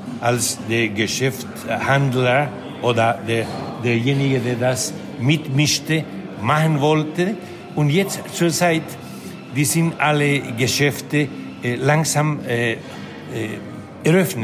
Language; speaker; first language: German; non-native, fluent; Spanish